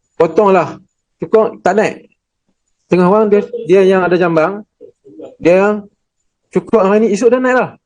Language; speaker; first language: Malay; native; Malay